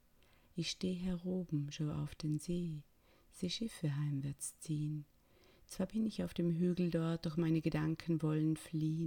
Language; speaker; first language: German; native; German